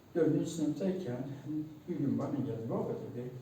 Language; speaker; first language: Turkish; non-native, local second language; Kurdish